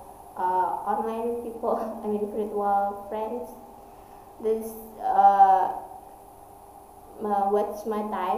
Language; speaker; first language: English; non-native, learner; Indonesian